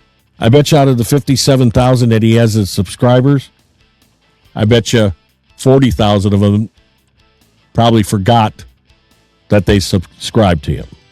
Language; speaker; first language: English; native; English